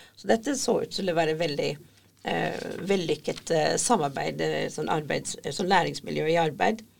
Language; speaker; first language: Norwegian; non-native, fluent; English